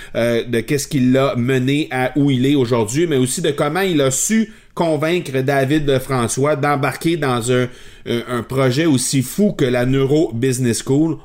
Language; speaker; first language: French; native; French